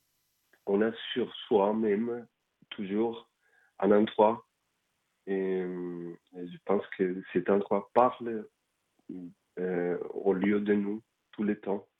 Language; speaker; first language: French; non-native, fluent; Spanish